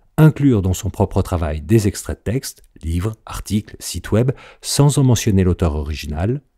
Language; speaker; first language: French; native; French